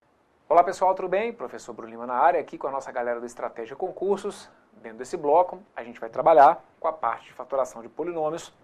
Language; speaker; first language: Portuguese; native; Portuguese